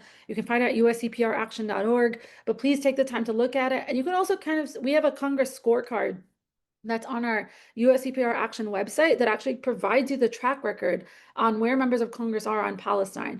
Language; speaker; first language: English; native; English